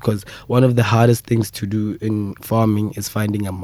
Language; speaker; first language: English; non-native, local second language; Southern Sotho